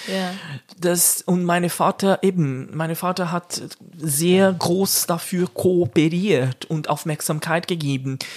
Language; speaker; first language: German; non-native, fluent; Portuguese